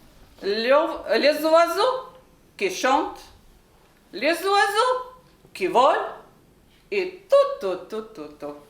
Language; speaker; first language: French; non-native, learner; Ukrainian